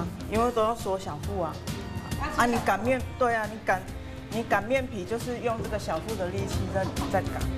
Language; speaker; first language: Chinese; native; Chinese